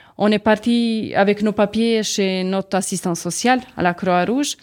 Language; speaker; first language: French; non-native, learner; Serbian